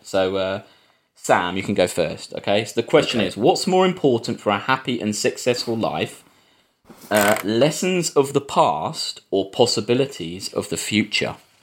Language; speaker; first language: English; native; English